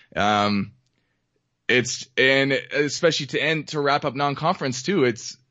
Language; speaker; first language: English; native; English